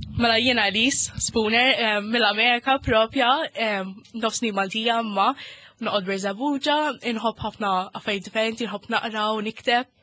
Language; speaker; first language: Maltese; early bilingual, other home language; English